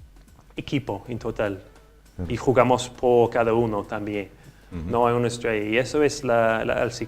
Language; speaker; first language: Spanish; non-native, learner; English